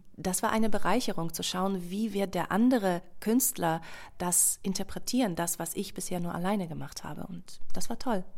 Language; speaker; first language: German; non-native, fluent; Russian